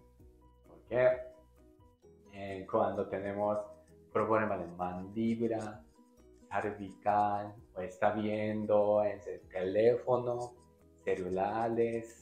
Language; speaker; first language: Spanish; non-native, learner; Japanese